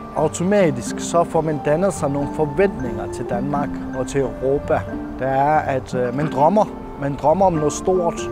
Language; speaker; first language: Danish; non-native, fluent; Persian